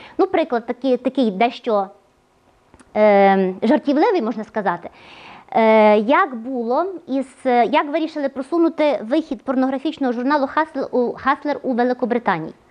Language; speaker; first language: Ukrainian; native; Ukrainian